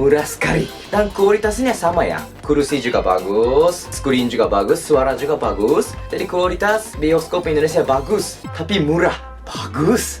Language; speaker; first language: Indonesian; non-native, learner; Japanese